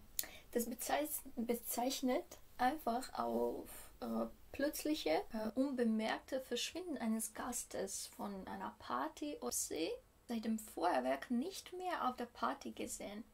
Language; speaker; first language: German; non-native, fluent; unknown